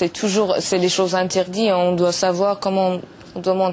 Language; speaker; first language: French; non-native, learner; Persian